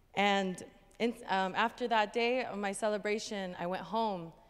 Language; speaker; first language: English; native; English